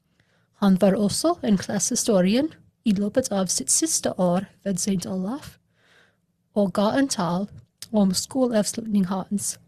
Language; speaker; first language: Norwegian; non-native, learner; English